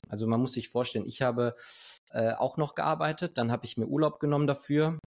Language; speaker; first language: German; early bilingual, other home language; Spanish